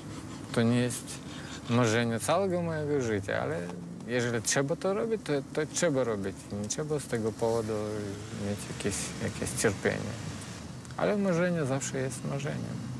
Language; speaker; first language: Polish; non-native, learner; Russian